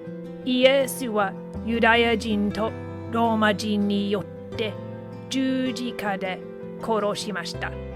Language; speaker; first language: Japanese; non-native, learner; English